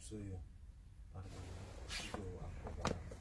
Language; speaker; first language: Korean; non-native, learner; Indonesian